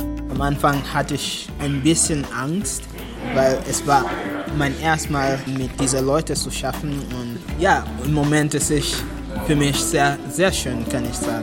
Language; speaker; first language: German; non-native, learner; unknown